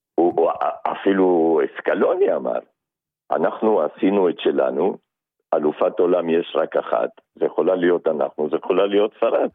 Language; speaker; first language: Hebrew; non-native, fluent; Spanish